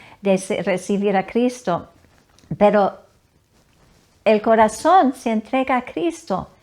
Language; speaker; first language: Spanish; non-native, fluent; English